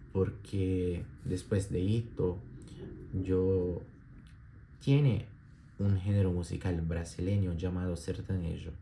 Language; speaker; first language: Spanish; non-native, learner; Portuguese